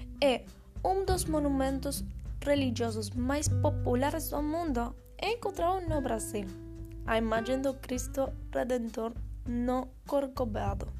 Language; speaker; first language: Portuguese; non-native, learner; Spanish